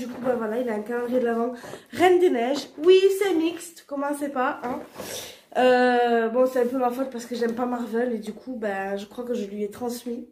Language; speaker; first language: French; native; French